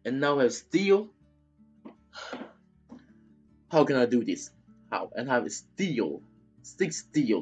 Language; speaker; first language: English; non-native, fluent; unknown